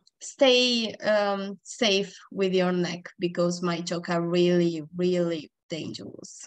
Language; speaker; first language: English; non-native, learner; Italian